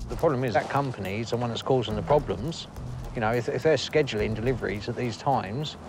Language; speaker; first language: English; native; English